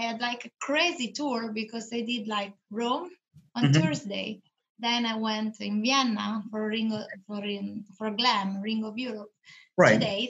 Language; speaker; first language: English; non-native, fluent; Italian